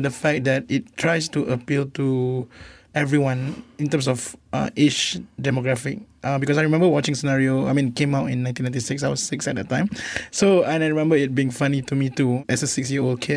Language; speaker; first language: English; non-native, local second language; Malay